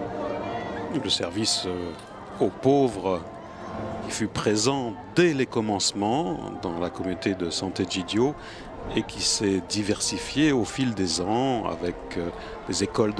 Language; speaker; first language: French; native; French